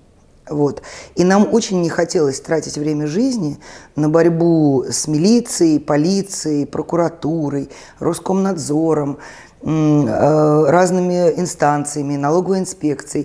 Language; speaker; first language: Russian; native; Russian